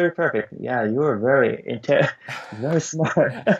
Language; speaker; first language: English; non-native, learner; Japanese